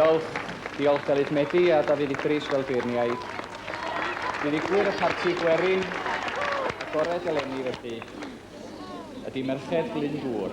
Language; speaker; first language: Welsh; native; Welsh